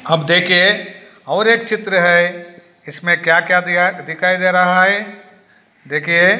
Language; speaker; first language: Hindi; non-native, local second language; Telugu